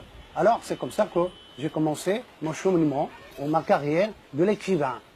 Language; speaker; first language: French; non-native, fluent; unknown